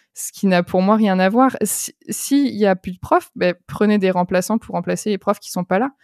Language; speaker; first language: French; native; French